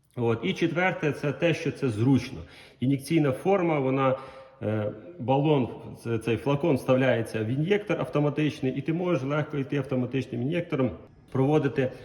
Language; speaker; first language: Ukrainian; non-native, local second language; Russian